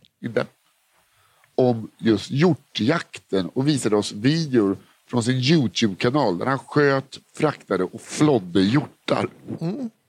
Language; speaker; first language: Swedish; native; Swedish